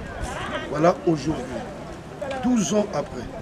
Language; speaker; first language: French; non-native, local second language; Lingala